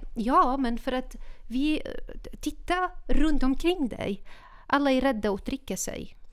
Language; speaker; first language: Swedish; non-native, fluent; Arabic